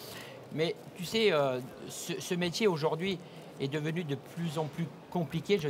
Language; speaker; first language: French; native; French